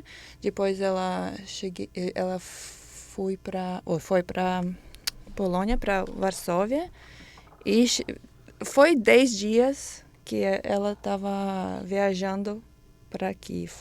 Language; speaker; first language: Portuguese; non-native, learner; Ukrainian